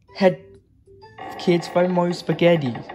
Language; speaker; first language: English; native; English